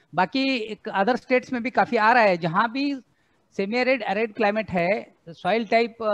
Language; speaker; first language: Hindi; non-native, local second language; Marathi